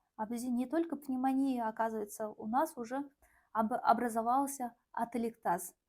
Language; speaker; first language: Russian; non-native, local second language; Kazakh